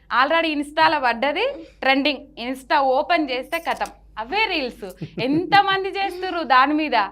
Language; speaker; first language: Telugu; native; Telugu